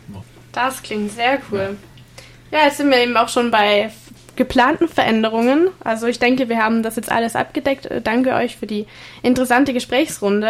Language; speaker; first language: German; native; German